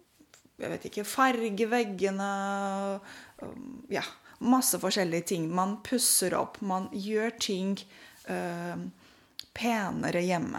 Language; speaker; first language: Norwegian; non-native, fluent; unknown